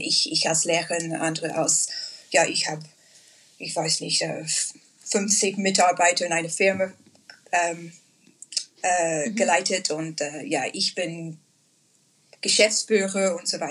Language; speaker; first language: German; non-native, learner; English